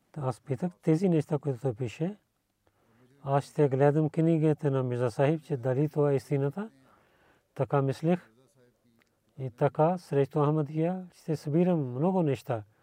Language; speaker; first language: Bulgarian; non-native, learner; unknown